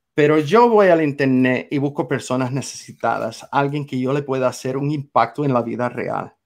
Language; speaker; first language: Spanish; non-native, fluent; English